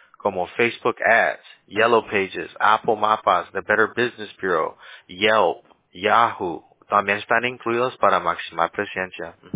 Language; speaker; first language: Spanish; early bilingual, heritage; Spanish